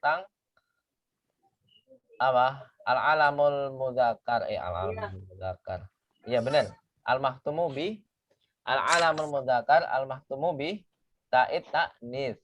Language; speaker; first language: Arabic; non-native, fluent; Indonesian